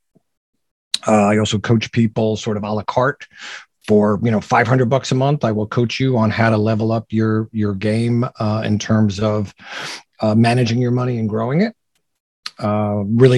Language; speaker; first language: English; native; English